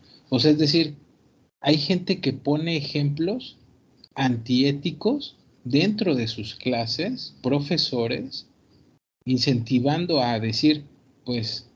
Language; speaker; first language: Spanish; native; Spanish